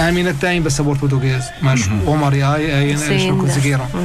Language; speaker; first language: Portuguese; non-native, learner; Arabic